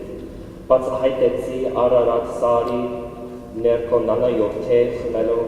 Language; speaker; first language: Armenian; non-native, learner; English